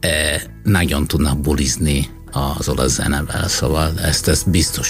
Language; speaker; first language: Hungarian; non-native, fluent; Italian